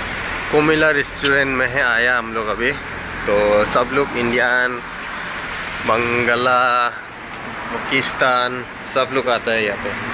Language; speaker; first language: Hindi; non-native, local second language; Bangla